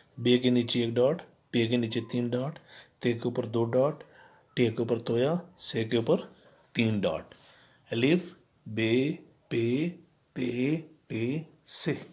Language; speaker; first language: Urdu; native; Urdu